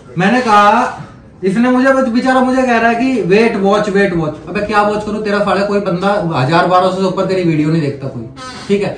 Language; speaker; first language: Hindi; native; Hindi